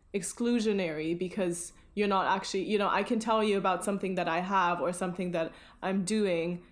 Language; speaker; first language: English; early bilingual, other home language; German